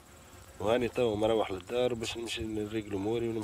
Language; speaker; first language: Arabic; native; Arabic